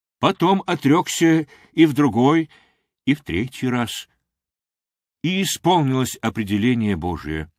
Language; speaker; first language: Russian; non-native, local second language; Armenian